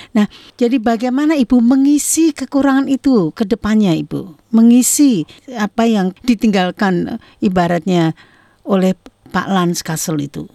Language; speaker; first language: Indonesian; native; Indonesian